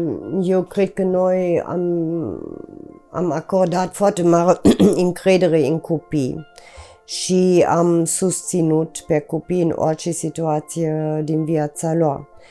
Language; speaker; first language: Romanian; non-native, fluent; German